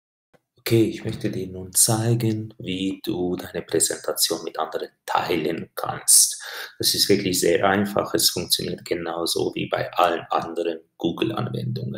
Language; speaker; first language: German; non-native, fluent; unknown